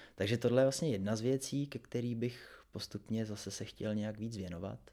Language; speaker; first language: Czech; native; Czech